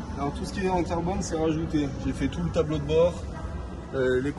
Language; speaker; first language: French; native; French